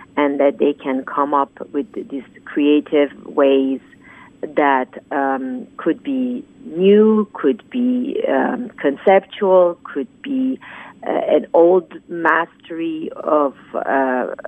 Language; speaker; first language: English; non-native, fluent; Persian